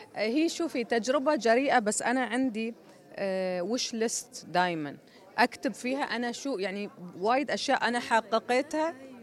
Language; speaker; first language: Arabic; native; Arabic